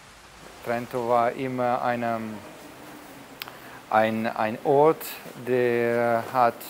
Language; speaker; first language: German; non-native, fluent; Italian